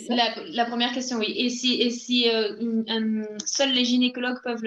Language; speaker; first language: French; native; French